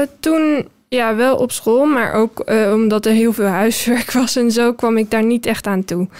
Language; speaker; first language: Dutch; early bilingual, heritage; Dutch